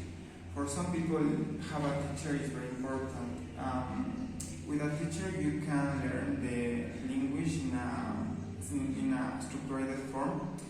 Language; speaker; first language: English; non-native, learner; Spanish